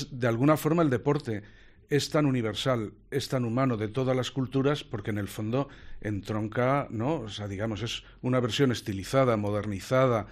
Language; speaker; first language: Spanish; native; Spanish